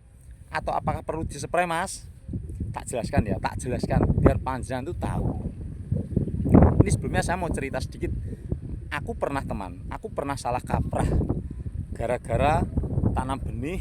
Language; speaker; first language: Indonesian; non-native, local second language; Javanese